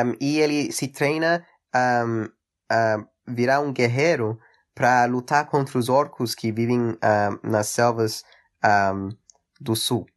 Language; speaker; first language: Portuguese; early bilingual, heritage; English